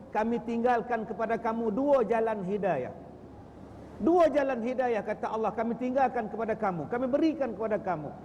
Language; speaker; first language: Malay; native; Malay